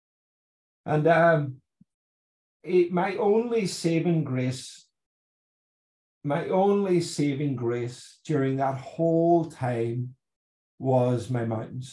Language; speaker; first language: English; native; English